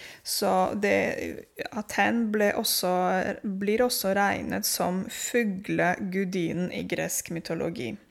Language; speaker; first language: Norwegian; non-native, fluent; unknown